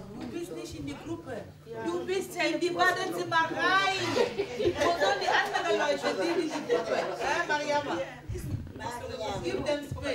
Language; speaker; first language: German; non-native, fluent; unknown